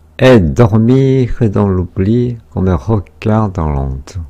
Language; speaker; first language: French; non-native, fluent; Korean